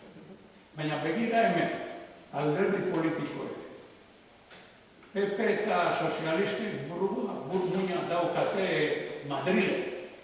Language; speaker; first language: Basque; non-native, learner; Croatian